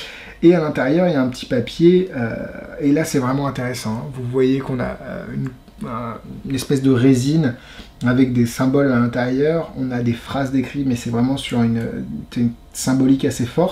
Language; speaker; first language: French; native; French